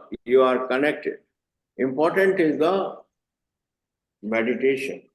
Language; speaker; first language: English; non-native, learner; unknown